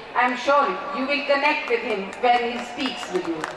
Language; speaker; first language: English; non-native, local second language; Hindi